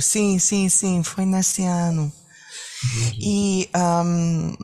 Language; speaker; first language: Portuguese; non-native, learner; French